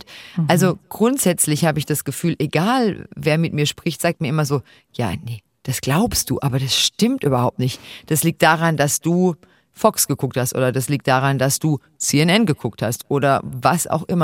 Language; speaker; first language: German; native; German